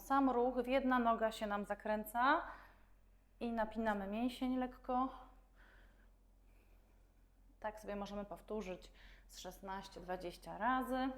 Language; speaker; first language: Polish; native; Polish